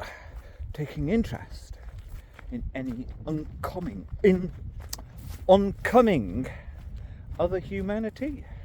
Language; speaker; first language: English; native; English